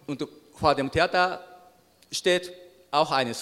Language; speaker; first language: German; non-native, learner; Japanese